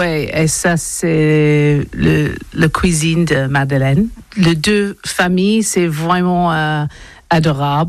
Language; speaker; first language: French; non-native, learner; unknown